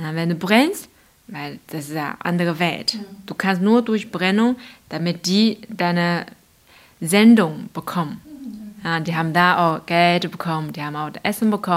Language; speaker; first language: German; non-native, fluent; Chinese